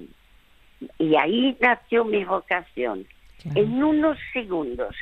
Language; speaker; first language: Spanish; early bilingual, other home language; French